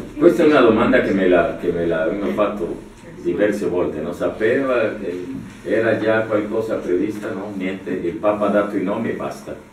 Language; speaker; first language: Italian; non-native, fluent; Spanish